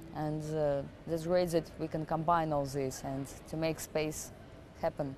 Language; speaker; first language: English; non-native, fluent; Russian